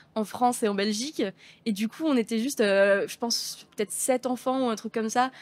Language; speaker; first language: French; native; French